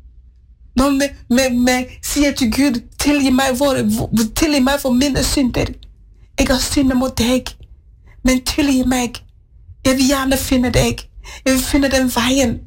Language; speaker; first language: Swedish; non-native, learner; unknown